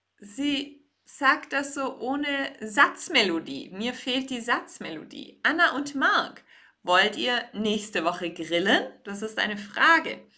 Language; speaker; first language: German; native; German